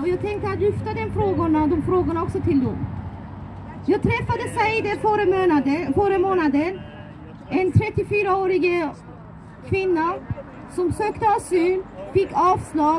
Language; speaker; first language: Swedish; non-native, fluent; Persian